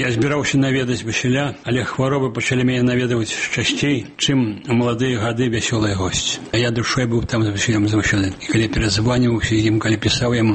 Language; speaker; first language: Belarusian; native; Belarusian